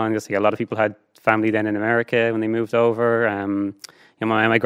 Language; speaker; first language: English; native; English